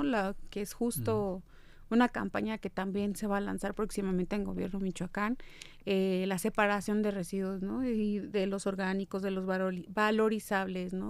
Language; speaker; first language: Spanish; native; Spanish